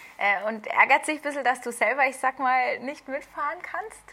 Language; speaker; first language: German; native; German